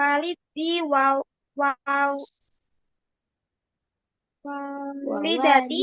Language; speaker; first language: Arabic; non-native, learner; Indonesian